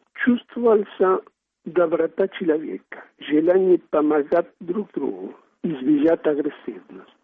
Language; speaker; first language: Russian; non-native, fluent; Spanish